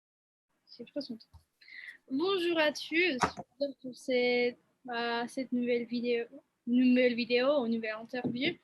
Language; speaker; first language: French; non-native, fluent; Spanish